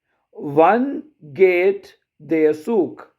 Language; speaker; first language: German; non-native, fluent; Urdu